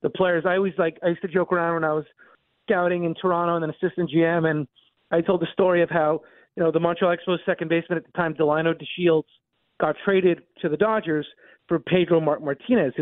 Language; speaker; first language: English; native; English